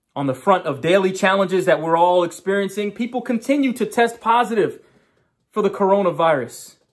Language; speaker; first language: English; native; English